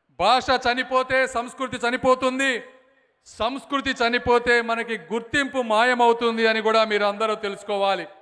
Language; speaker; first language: Telugu; native; Telugu